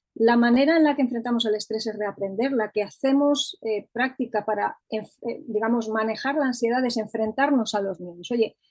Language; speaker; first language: Spanish; native; Spanish